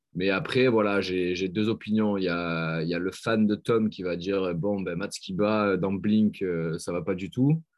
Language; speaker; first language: French; native; French